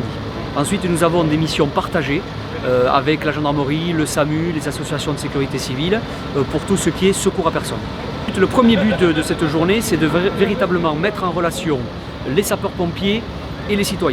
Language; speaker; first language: French; native; French